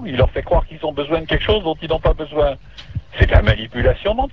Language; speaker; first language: French; native; French